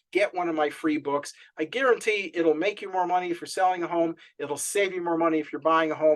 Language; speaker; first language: English; native; English